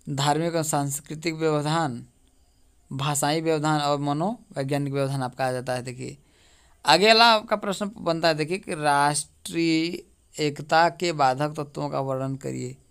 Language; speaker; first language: Hindi; native; Hindi